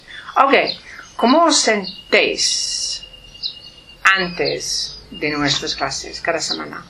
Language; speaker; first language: Spanish; non-native, learner; English